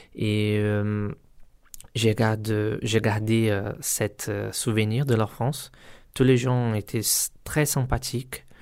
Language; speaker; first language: French; non-native, learner; Portuguese